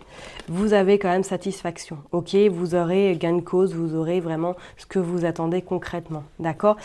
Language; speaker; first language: French; native; French